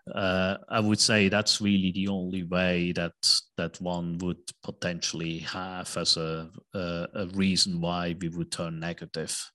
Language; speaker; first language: English; non-native, fluent; German